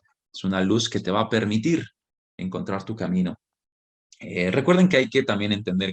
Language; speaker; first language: Spanish; native; Spanish